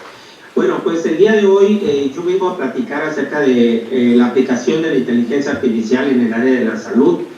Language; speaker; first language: Spanish; native; Spanish